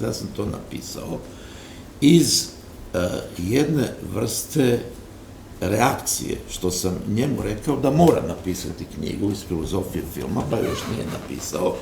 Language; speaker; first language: Croatian; native; Croatian